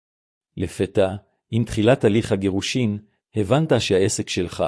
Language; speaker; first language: Hebrew; native; Hebrew